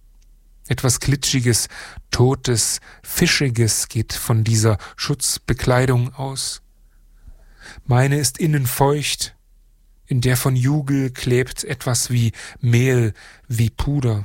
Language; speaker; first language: German; native; German